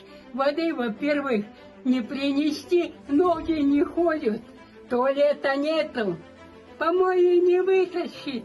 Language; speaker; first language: Russian; native; Russian